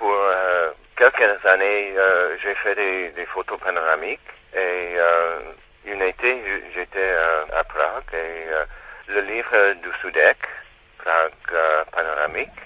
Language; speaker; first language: French; non-native, learner; Czech